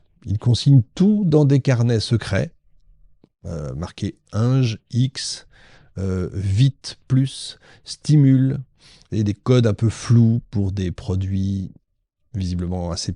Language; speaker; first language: French; native; French